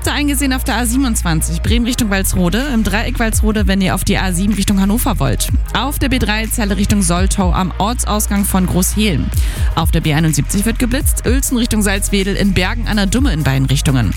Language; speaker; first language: German; native; German